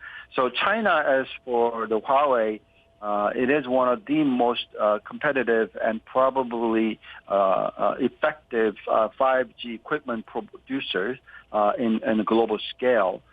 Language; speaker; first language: English; non-native, fluent; Korean